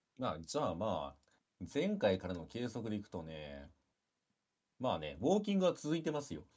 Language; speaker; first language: Japanese; native; Japanese